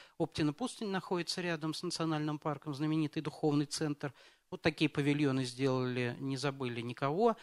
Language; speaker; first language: Russian; native; Russian